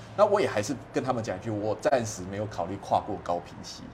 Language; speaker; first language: Chinese; native; Chinese